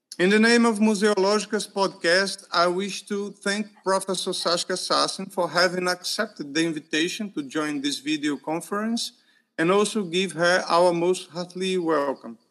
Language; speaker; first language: English; non-native, fluent; Portuguese